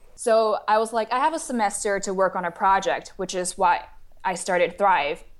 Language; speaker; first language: English; non-native, fluent; Chinese